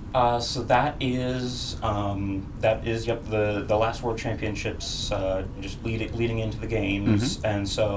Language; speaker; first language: English; native; English